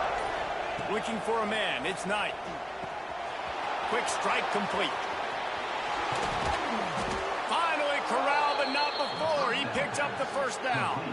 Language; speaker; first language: English; native; English